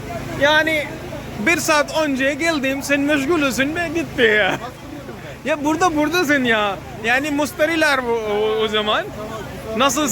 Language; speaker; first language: Turkish; non-native, learner; Hindi